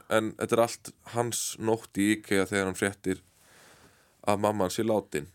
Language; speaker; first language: Icelandic; native; Icelandic